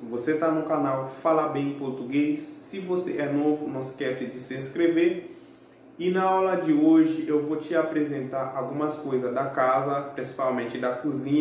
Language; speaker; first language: Portuguese; non-native, fluent; Haitian Creole